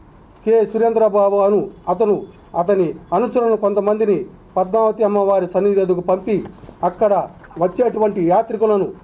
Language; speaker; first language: Telugu; native; Telugu